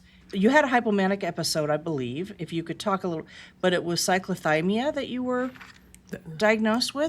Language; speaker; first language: English; native; English